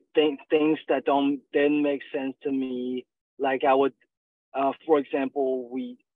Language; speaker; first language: English; non-native, fluent; Chinese